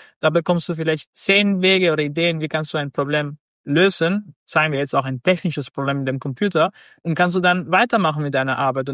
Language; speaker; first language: German; non-native, fluent; Spanish